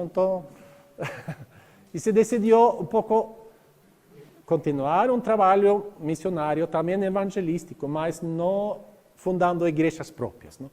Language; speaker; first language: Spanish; non-native, learner; Norwegian